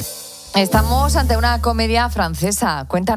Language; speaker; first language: Spanish; native; Spanish